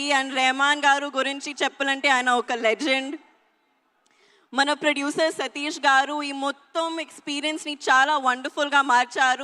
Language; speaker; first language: Telugu; non-native, learner; Hindi